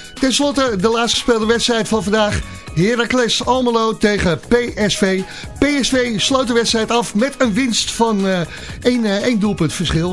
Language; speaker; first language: Dutch; native; Dutch